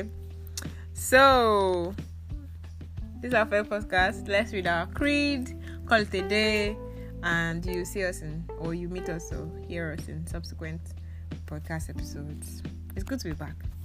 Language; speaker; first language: English; non-native, local second language; Yoruba